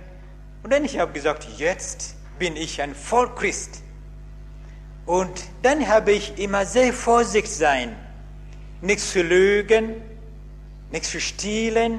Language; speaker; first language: German; non-native, learner; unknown